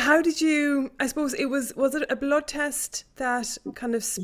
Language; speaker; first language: English; native; English